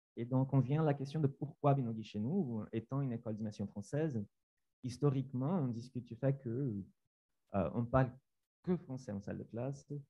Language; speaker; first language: French; non-native, fluent; Portuguese